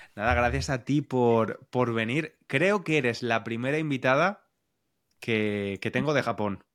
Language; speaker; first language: Spanish; native; Spanish